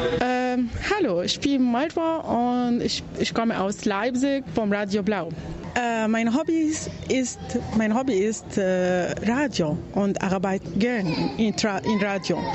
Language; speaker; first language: German; non-native, learner; Arabic